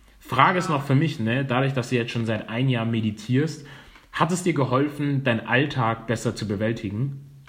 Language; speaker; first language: German; non-native, fluent; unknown